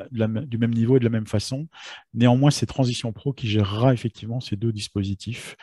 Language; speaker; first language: French; native; French